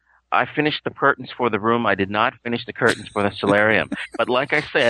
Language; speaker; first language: English; native; English